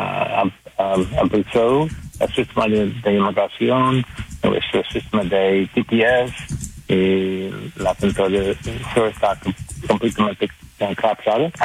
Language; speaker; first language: Spanish; non-native, learner; English